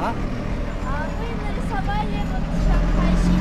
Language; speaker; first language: Russian; non-native, learner; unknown